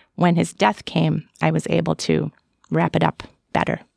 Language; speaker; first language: English; native; English